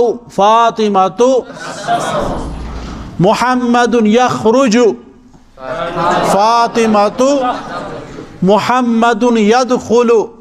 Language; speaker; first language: Arabic; non-native, fluent; Urdu